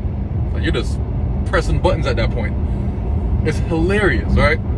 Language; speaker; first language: English; native; English